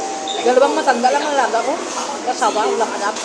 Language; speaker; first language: Filipino; non-native, local second language; Hiligaynon